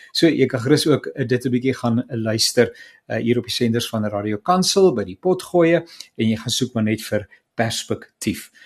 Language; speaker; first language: Afrikaans; native; Afrikaans